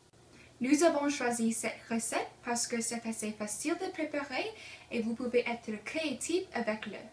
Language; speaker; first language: French; non-native, learner; English